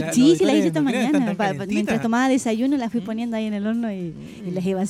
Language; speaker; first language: Spanish; native; Spanish